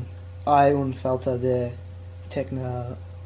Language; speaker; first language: Spanish; non-native, learner; English